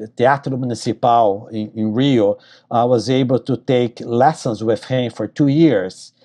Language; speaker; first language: English; non-native, fluent; Portuguese